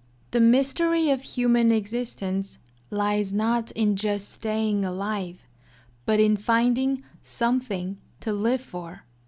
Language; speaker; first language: English; non-native, fluent; Chinese